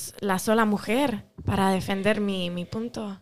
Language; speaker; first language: Spanish; non-native, local second language; French